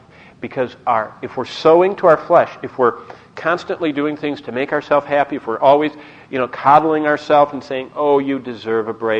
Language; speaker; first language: English; native; English